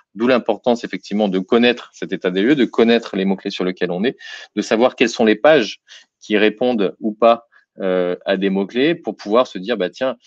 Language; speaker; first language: French; native; French